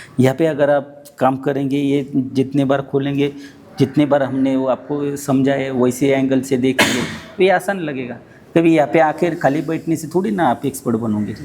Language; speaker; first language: Hindi; non-native, local second language; Marathi